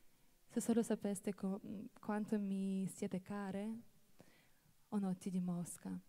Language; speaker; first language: Italian; non-native, fluent; Russian